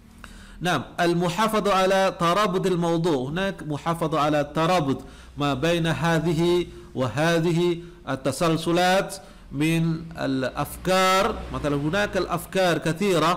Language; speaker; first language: Arabic; non-native, fluent; Indonesian